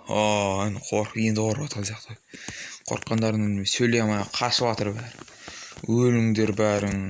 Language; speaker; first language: Kazakh; native; Kazakh